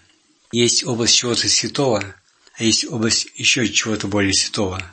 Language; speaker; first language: Russian; native; Russian